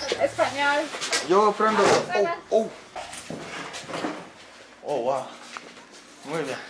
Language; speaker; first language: Spanish; non-native, learner; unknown